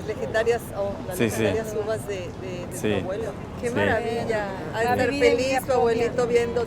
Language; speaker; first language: Spanish; native; Spanish